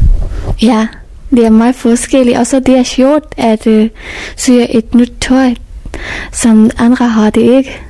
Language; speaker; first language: Danish; non-native, learner; Persian